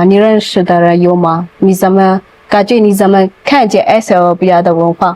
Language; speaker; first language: Chinese; non-native, learner; Amharic